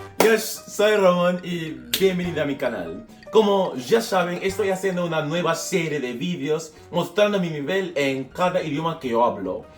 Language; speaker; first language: Spanish; non-native, fluent; English